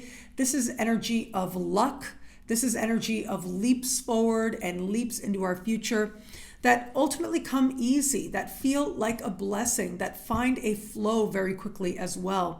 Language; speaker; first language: English; native; English